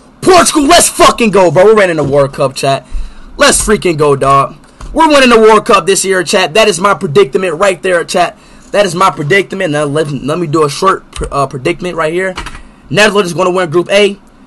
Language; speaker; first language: English; native; English